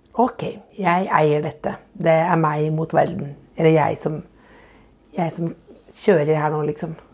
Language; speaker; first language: Norwegian; native; Norwegian